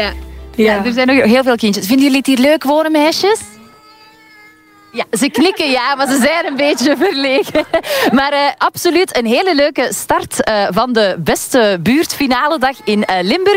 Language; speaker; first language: Dutch; native; Dutch